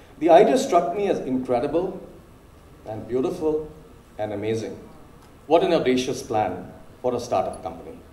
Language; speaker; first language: English; non-native, local second language; Hindi